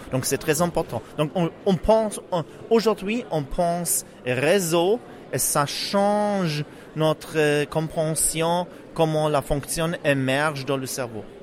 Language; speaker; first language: French; non-native, fluent; Czech